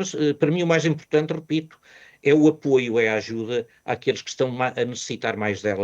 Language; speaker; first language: Portuguese; native; Portuguese